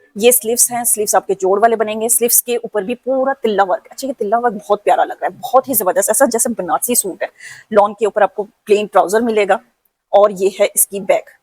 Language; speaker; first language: Urdu; non-native, local second language; Punjabi